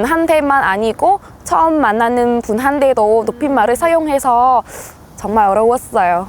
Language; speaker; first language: Korean; non-native, fluent; Vietnamese